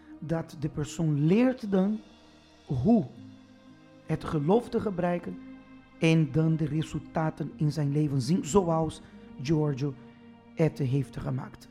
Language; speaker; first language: Dutch; non-native, fluent; Portuguese